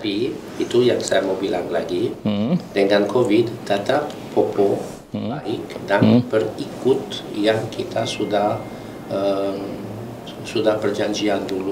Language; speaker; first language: Indonesian; non-native, learner; Italian